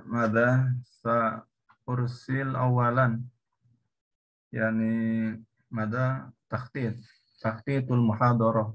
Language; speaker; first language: Arabic; non-native, learner; Indonesian